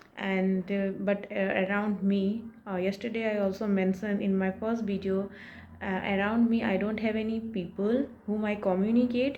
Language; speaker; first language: English; non-native, learner; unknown